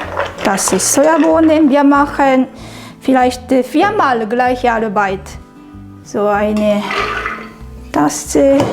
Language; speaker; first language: German; non-native, learner; Japanese